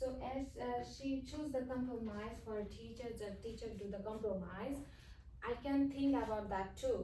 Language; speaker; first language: English; non-native, fluent; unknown